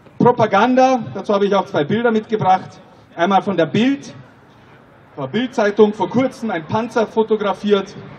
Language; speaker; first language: German; non-native, fluent; Czech